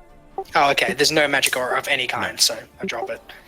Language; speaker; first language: English; native; English